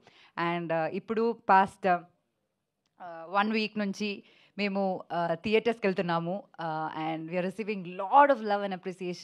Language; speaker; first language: Telugu; non-native, local second language; Malayalam